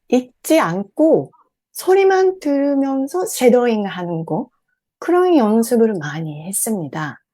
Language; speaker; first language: Korean; non-native, fluent; Japanese